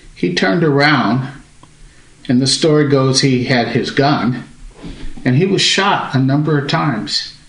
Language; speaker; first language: English; native; English